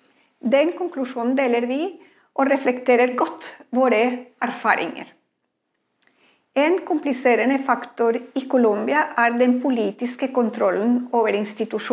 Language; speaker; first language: Norwegian; non-native, fluent; Spanish